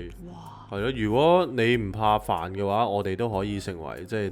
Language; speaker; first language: Cantonese; native; Cantonese